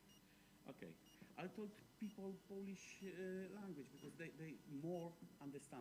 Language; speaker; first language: English; non-native, learner; Polish